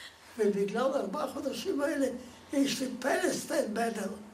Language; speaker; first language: Hebrew; non-native, fluent; Polish